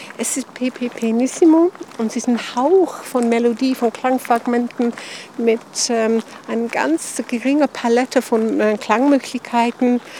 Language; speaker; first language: German; non-native, fluent; English